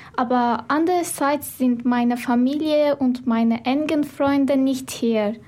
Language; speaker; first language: German; non-native, fluent; Turkish